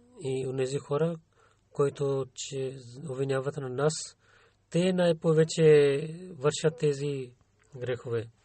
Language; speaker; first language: Bulgarian; non-native, learner; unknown